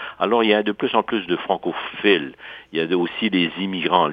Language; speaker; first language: French; native; French